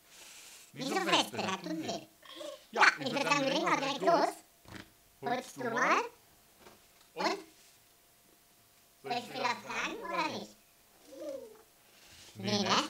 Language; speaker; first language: German; native; German